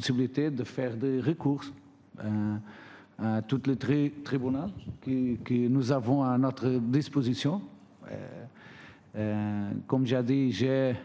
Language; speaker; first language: French; non-native, fluent; Portuguese